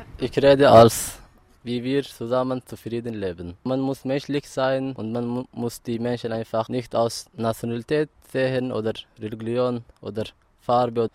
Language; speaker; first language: German; non-native, learner; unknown